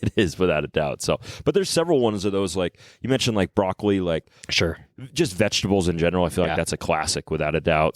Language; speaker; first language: English; native; English